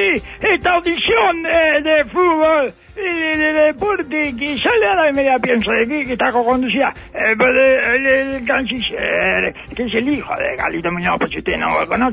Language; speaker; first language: Spanish; native; Spanish